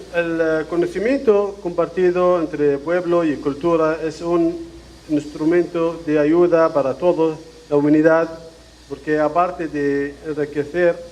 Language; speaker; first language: Spanish; non-native, fluent; Arabic